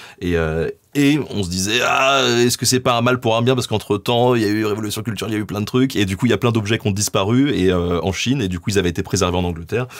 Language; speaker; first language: French; native; French